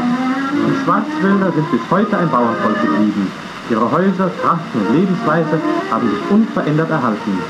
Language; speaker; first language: German; native; German